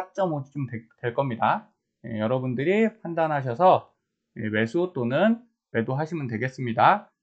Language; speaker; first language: Korean; native; Korean